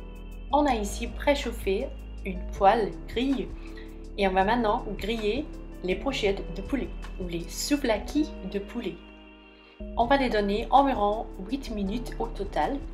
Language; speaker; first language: French; non-native, fluent; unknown